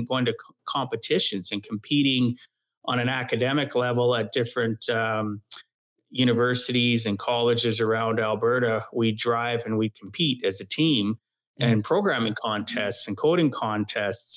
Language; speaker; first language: English; native; English